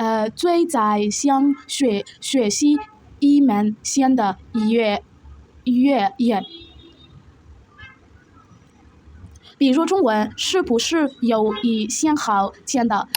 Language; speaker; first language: Chinese; non-native, learner; Arabic